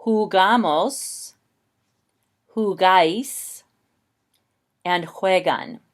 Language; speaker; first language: Spanish; non-native, fluent; English